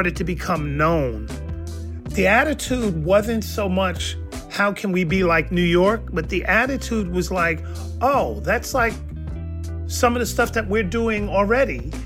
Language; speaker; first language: English; native; English